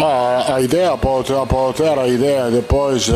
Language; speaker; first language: Portuguese; non-native, learner; Italian